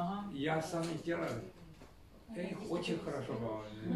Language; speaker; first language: Russian; non-native, learner; Chinese